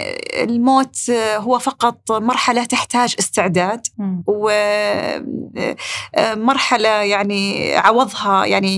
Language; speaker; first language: Arabic; native; Arabic